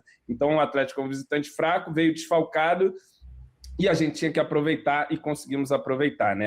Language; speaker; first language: Portuguese; native; Portuguese